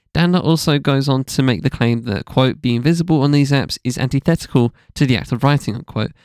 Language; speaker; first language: English; native; English